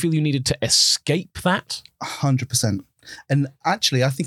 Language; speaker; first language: English; native; English